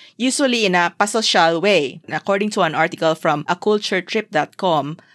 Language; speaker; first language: English; non-native, local second language; Chavacano